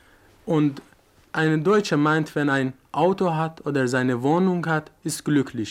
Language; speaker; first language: German; non-native, fluent; Persian